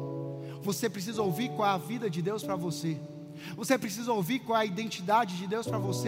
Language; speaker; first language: Portuguese; native; Portuguese